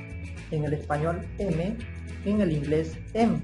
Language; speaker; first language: Spanish; non-native, local second language; Quechua